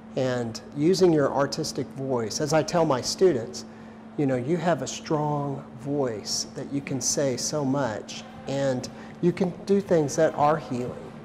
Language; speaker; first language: English; native; English